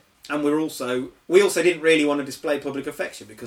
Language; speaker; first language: English; native; English